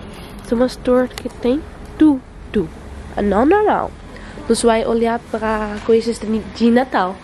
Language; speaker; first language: Portuguese; non-native, learner; Dutch